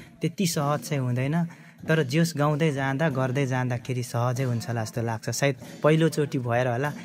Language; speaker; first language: Nepali; non-native, local second language; Limbu